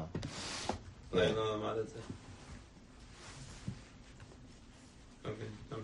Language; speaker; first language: Hebrew; non-native, learner; English